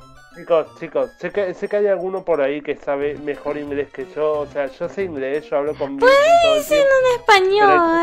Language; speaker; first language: Spanish; native; Spanish